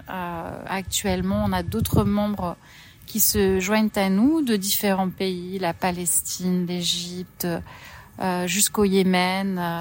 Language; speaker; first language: French; native; French